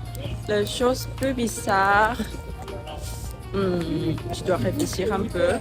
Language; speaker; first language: French; non-native, learner; Thai